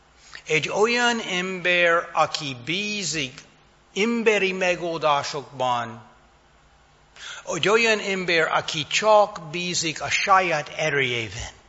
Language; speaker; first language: Hungarian; non-native, fluent; English